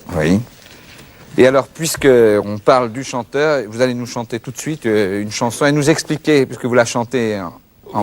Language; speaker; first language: French; native; French